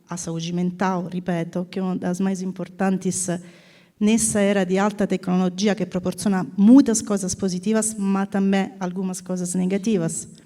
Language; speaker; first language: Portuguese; non-native, learner; Italian